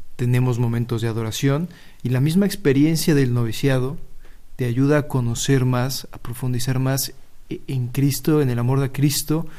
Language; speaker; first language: Spanish; native; Spanish